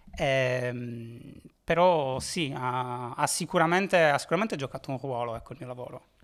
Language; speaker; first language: Italian; native; Italian